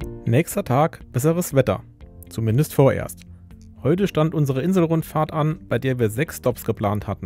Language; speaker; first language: German; native; German